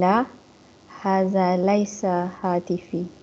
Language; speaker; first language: Arabic; non-native, learner; Malay